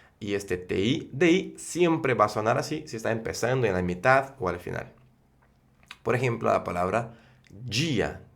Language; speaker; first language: Spanish; non-native, fluent; Portuguese